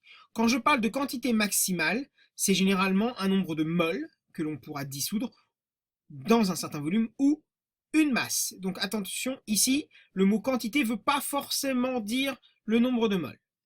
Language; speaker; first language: French; native; French